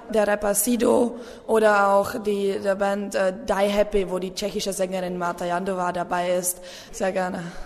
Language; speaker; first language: German; early bilingual, other home language; Czech